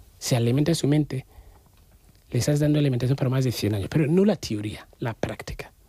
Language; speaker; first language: Spanish; non-native, fluent; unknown